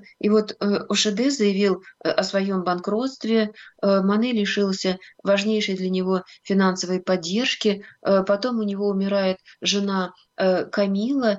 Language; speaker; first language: Russian; native; Russian